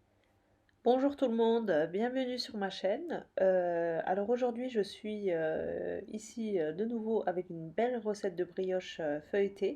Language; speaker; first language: French; native; French